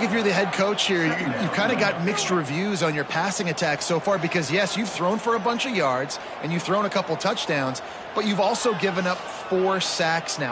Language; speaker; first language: English; native; English